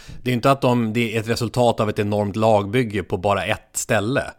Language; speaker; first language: Swedish; native; Swedish